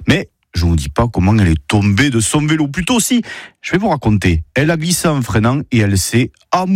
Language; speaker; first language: French; native; French